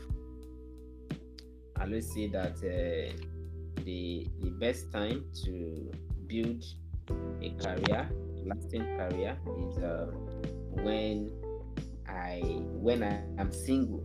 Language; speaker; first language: English; non-native, local second language; Yoruba